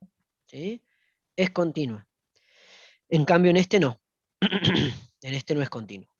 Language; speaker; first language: Spanish; native; Spanish